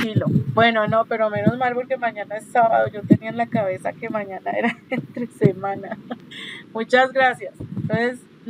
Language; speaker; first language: Spanish; native; Spanish